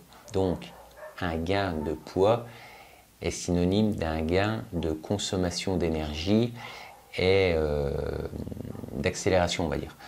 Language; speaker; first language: French; native; French